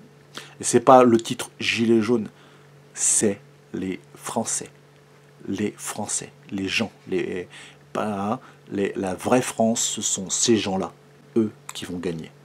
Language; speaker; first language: French; native; French